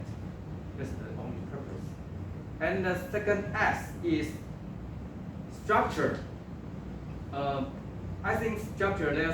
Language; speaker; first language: English; non-native, local second language; Chinese